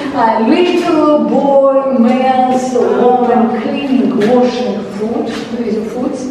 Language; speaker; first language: English; non-native, learner; Georgian